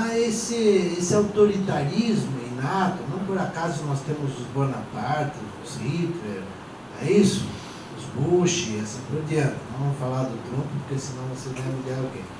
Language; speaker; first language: Portuguese; non-native, local second language; Venetian